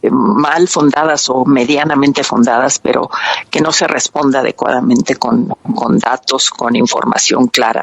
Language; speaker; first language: Spanish; native; Spanish